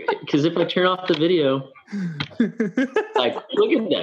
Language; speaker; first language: English; native; English